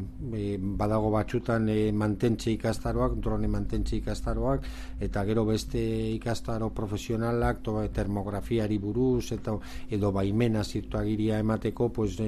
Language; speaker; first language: Basque; non-native, local second language; Spanish